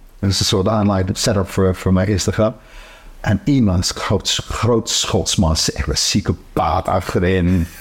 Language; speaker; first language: Dutch; non-native, fluent; English